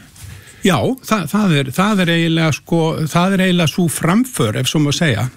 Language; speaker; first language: Icelandic; native; Icelandic